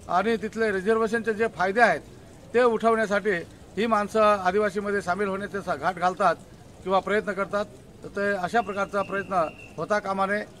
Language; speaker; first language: Marathi; non-native, local second language; Kukna